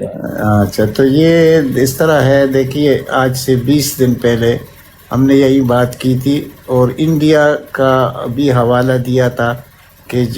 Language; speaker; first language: Urdu; native; Urdu